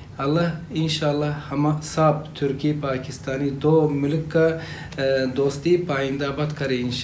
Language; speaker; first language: Hindi; non-native, learner; Turkish